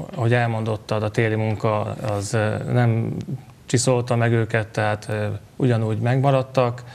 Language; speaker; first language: Hungarian; native; Hungarian